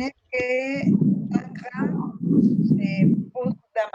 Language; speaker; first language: French; non-native, learner; Spanish